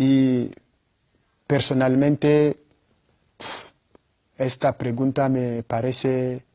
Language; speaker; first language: Spanish; non-native, fluent; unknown